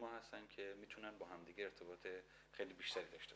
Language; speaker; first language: Persian; native; Persian